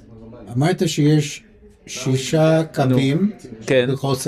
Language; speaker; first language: Hebrew; non-native, fluent; English